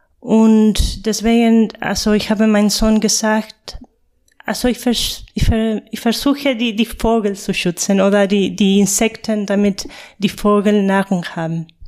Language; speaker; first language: German; non-native, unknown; Spanish